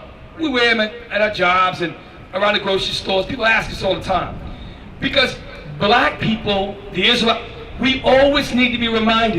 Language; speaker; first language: English; native; English